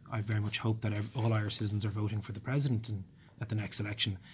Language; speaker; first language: English; native; English